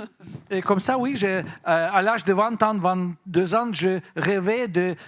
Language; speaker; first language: French; non-native, fluent; Russian